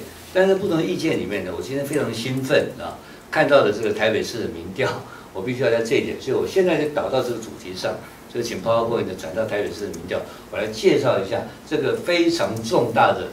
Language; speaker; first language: Chinese; native; Chinese